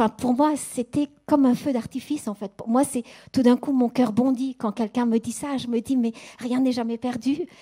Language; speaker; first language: French; native; French